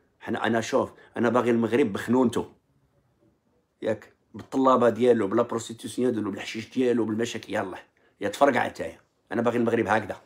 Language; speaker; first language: Arabic; native; Arabic